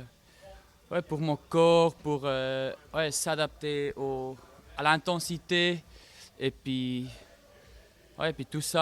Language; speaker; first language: French; non-native, fluent; German